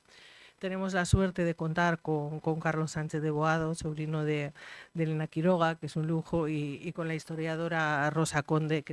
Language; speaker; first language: Spanish; native; Spanish